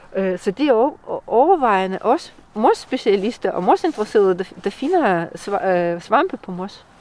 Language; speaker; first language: Danish; non-native, fluent; Russian